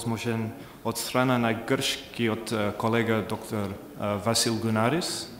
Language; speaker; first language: Macedonian; non-native, fluent; English